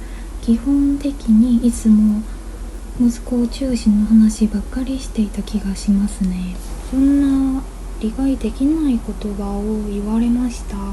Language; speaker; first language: Japanese; non-native, fluent; Korean